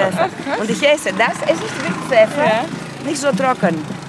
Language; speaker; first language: German; non-native, fluent; Greek